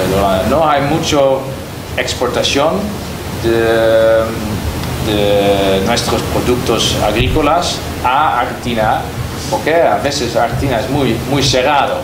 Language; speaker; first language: Spanish; non-native, learner; Dutch